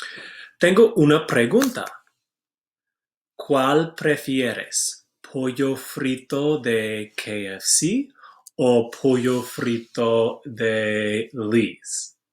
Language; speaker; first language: Spanish; non-native, fluent; English